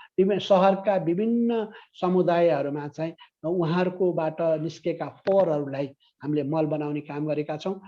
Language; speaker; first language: Nepali; non-native, local second language; Newari